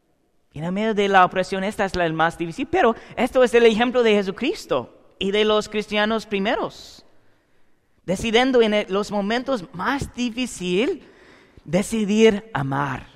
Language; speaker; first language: Spanish; non-native, learner; English